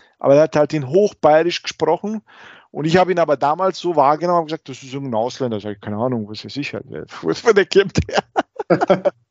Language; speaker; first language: German; early bilingual, other home language; Croatian